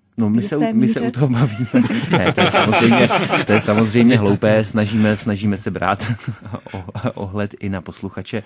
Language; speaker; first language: Czech; native; Czech